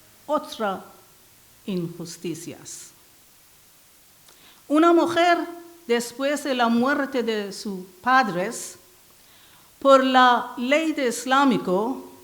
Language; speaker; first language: Spanish; non-native, learner; Persian